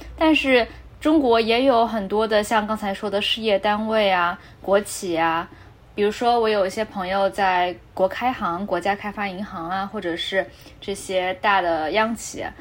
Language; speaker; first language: Chinese; native; Chinese